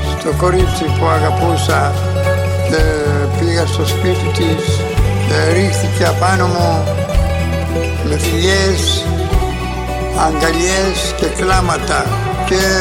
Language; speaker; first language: Greek; non-native, local second language; Ladino